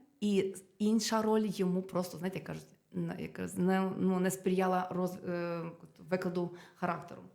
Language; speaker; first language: Ukrainian; native; Ukrainian